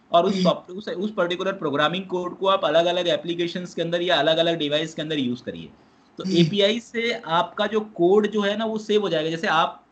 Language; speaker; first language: Hindi; native; Hindi